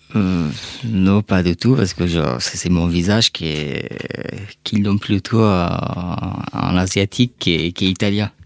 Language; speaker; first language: French; non-native, fluent; Persian